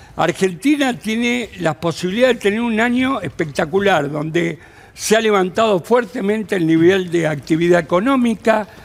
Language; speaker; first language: Spanish; native; Spanish